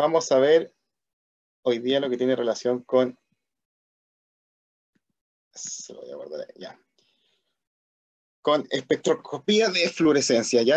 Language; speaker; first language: Spanish; native; Spanish